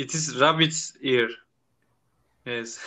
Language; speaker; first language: English; non-native, learner; Turkish